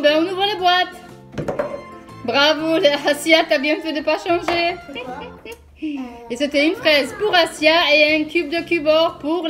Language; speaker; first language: French; native; French